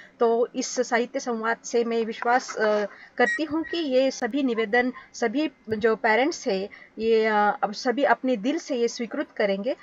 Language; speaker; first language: Hindi; non-native, local second language; Marathi